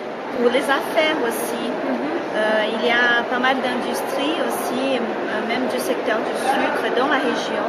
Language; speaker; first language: French; non-native, fluent; Portuguese